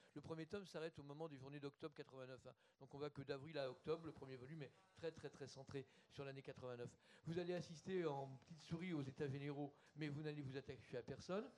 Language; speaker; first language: French; native; French